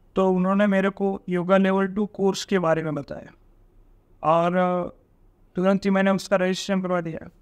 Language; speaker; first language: Hindi; non-native, local second language; Gujarati